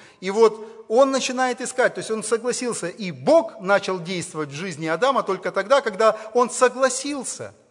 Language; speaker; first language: Russian; native; Russian